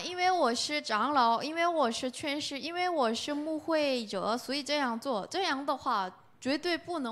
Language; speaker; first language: Chinese; non-native, learner; Korean